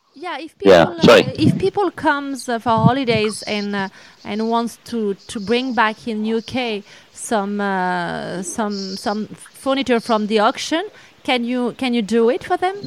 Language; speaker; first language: English; non-native, learner; French